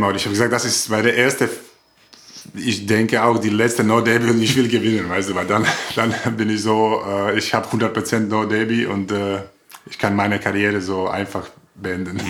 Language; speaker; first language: German; non-native, learner; Croatian